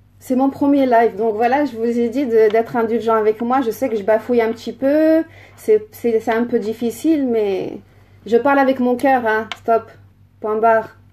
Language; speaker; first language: French; early bilingual, other home language; Riffian